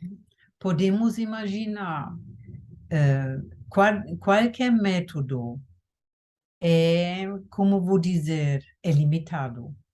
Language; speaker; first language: Portuguese; non-native, fluent; German